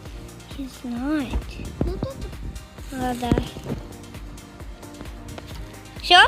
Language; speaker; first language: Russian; early bilingual, heritage; Russian